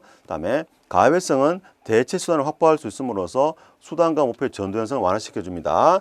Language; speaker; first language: Korean; native; Korean